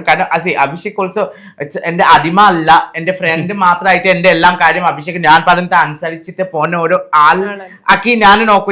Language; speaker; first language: Malayalam; non-native, local second language; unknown